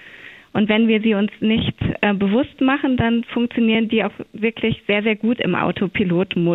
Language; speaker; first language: German; native; German